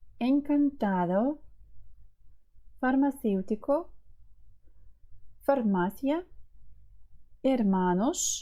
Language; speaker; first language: Spanish; non-native, learner; Ukrainian